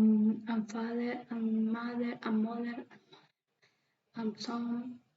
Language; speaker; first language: English; non-native, learner; Spanish